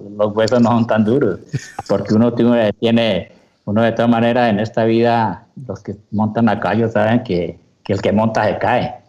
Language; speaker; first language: Spanish; native; Spanish